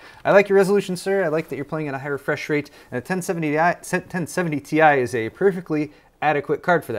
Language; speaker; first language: English; native; English